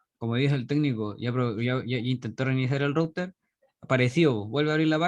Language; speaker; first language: Spanish; native; Spanish